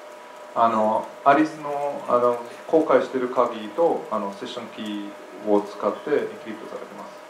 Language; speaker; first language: Japanese; non-native, fluent; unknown